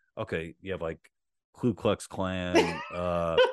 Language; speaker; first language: English; native; English